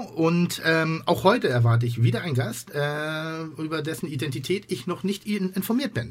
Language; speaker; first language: German; native; German